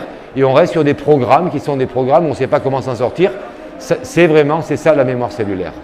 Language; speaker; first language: French; native; French